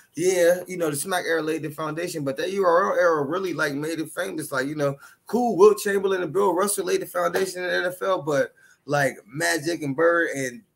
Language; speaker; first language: English; native; English